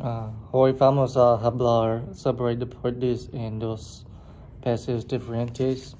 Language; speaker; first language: Spanish; non-native, learner; English